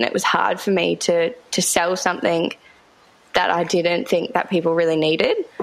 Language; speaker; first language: English; native; English